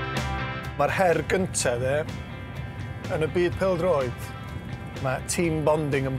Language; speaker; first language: Welsh; native; Welsh